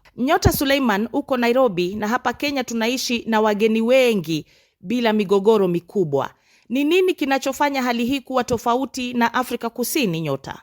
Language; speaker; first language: Swahili; non-native, local second language; Kikuyu